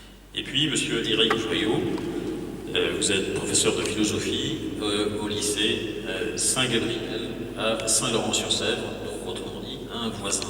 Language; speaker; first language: French; native; French